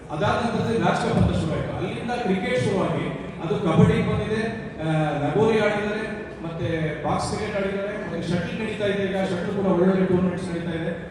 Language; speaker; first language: Kannada; native; Kannada